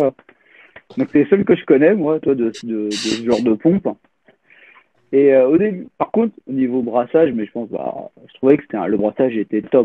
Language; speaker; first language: French; native; French